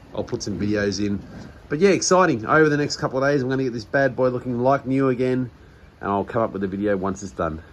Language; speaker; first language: English; native; English